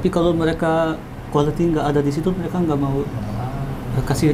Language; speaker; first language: Indonesian; early bilingual, heritage; Dutch